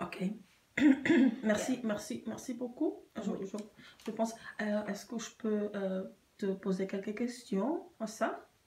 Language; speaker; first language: French; non-native, learner; Czech